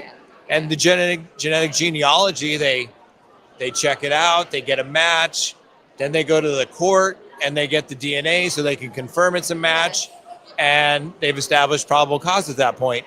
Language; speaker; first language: English; native; English